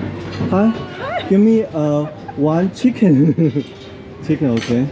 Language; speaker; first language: English; non-native, learner; Chinese